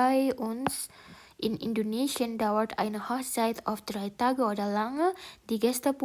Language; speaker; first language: German; non-native, learner; Indonesian